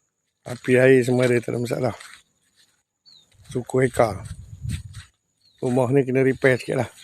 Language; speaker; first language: Malay; native; Malay